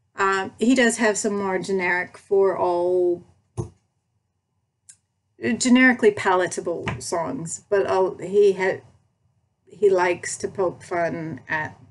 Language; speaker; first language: English; native; English